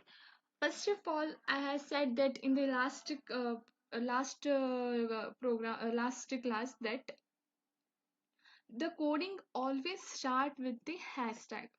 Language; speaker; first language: English; non-native, local second language; Hindi